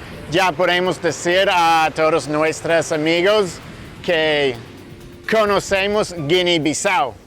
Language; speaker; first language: Spanish; non-native, fluent; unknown